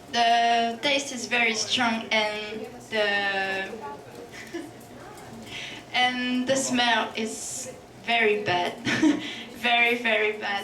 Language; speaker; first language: English; non-native, fluent; French